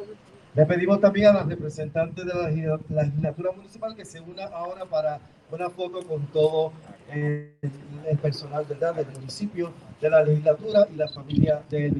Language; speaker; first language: Spanish; native; Spanish